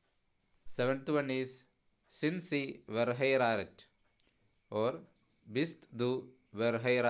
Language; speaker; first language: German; non-native, learner; Malayalam